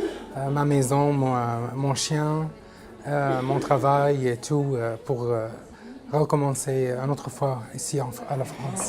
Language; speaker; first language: French; non-native, learner; Arabic